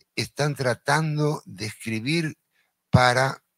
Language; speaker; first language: Spanish; native; Spanish